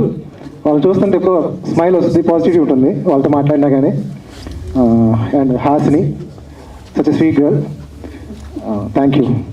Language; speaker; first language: Telugu; native; Telugu